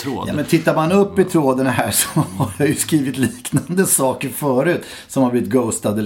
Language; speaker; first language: Swedish; native; Swedish